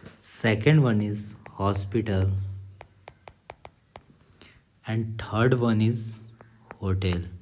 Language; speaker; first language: Hindi; native; Hindi